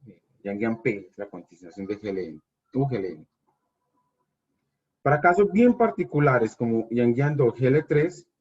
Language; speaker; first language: Spanish; native; Spanish